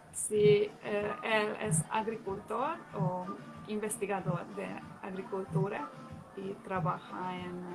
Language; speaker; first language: Spanish; non-native, fluent; Hungarian